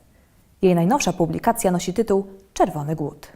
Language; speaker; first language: Polish; native; Polish